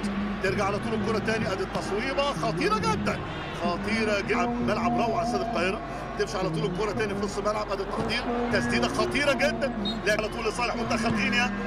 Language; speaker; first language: Arabic; native; Arabic